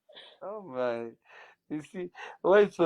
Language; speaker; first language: English; non-native, learner; Somali